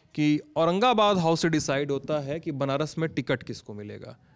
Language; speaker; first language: Hindi; native; Hindi